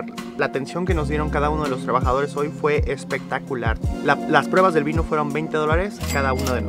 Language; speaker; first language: Spanish; native; Spanish